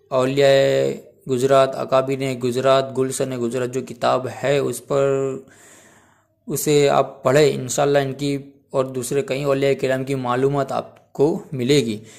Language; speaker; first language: Urdu; non-native, local second language; Gujarati